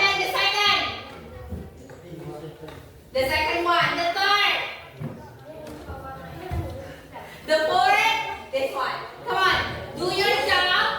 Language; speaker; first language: English; non-native, learner; Indonesian